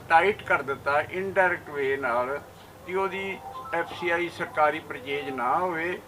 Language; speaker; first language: Hindi; non-native, local second language; Punjabi